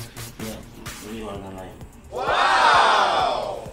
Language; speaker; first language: Indonesian; non-native, fluent; Japanese